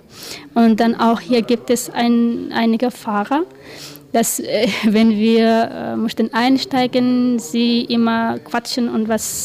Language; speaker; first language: German; non-native, learner; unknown